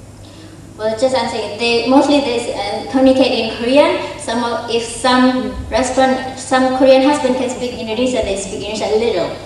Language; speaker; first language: English; non-native, fluent; Indonesian